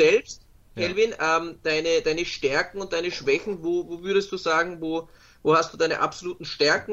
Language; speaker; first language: German; native; German